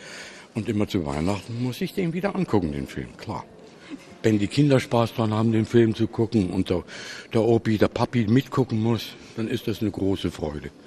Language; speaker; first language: German; native; German